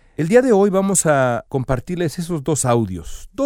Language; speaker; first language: Spanish; native; Spanish